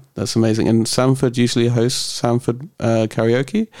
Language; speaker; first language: English; native; English